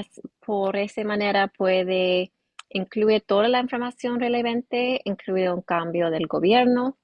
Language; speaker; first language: Spanish; non-native, learner; English